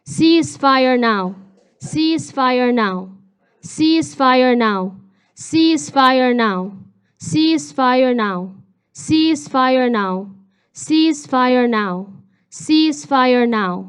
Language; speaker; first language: English; early bilingual, other home language; Arabic